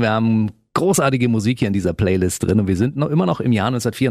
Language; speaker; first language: German; native; German